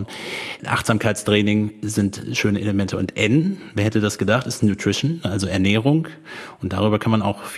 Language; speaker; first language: German; native; German